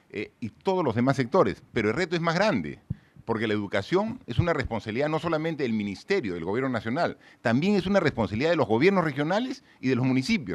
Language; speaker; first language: Spanish; native; Spanish